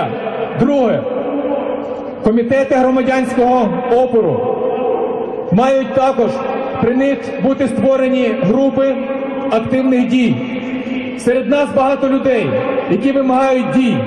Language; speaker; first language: Ukrainian; native; Ukrainian